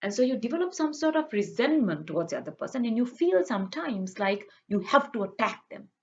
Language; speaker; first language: English; non-native, local second language; Sinhala